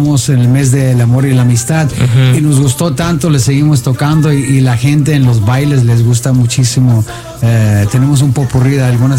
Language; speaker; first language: Spanish; early bilingual, heritage; Spanish